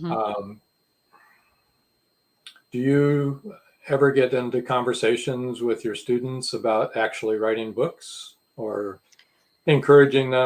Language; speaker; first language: English; native; English